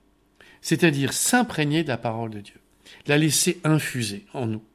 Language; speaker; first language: French; native; French